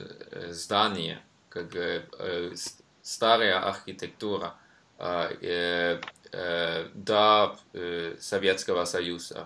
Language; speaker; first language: Russian; non-native, learner; Norwegian